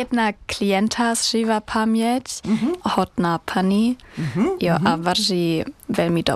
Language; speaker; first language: Czech; non-native, learner; German